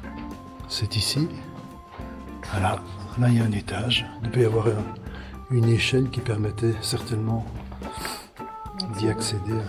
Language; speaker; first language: French; native; French